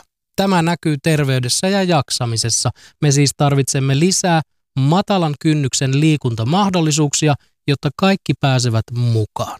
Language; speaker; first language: Finnish; native; Finnish